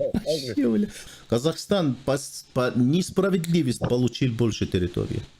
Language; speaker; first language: Russian; non-native, fluent; Armenian